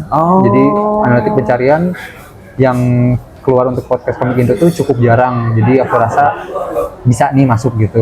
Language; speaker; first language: Indonesian; native; Indonesian